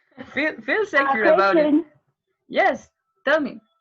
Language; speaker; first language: English; non-native, learner; Spanish